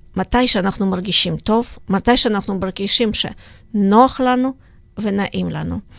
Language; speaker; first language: Hebrew; non-native, fluent; Russian